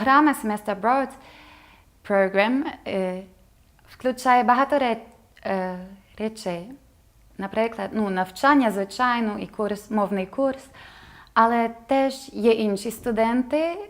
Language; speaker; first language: Ukrainian; non-native, fluent; German